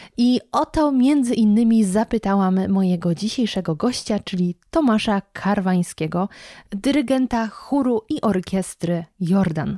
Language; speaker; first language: Polish; native; Polish